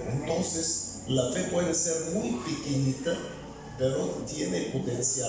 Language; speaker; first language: Spanish; non-native, fluent; Bulgarian